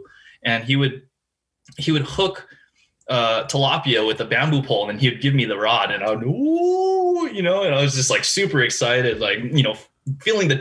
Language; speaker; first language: English; native; English